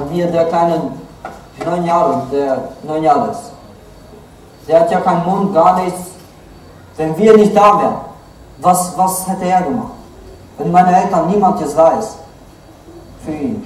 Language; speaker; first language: German; early bilingual, other home language; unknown